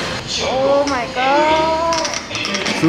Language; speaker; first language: Korean; non-native, learner; Thai